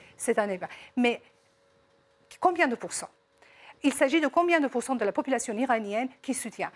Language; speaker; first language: French; non-native, fluent; Persian